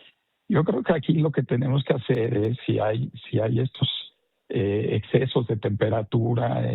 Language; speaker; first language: Spanish; native; Spanish